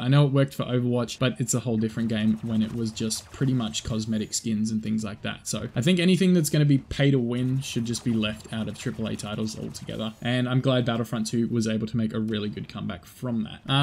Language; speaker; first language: English; native; English